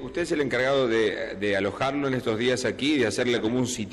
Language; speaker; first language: Spanish; native; Spanish